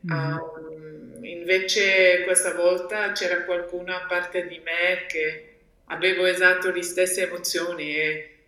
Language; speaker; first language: Italian; non-native, local second language; German